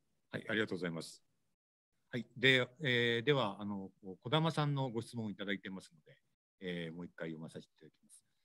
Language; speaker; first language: Japanese; native; Japanese